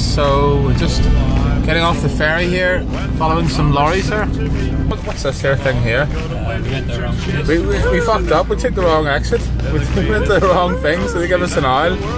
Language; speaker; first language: English; native; English